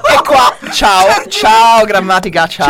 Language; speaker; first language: Italian; native; Italian